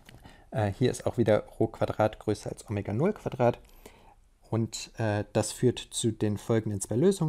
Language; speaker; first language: German; native; German